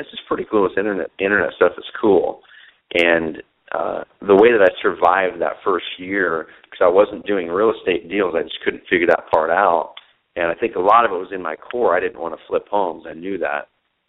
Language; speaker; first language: English; native; English